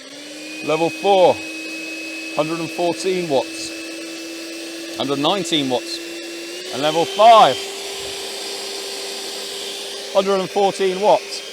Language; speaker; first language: English; native; English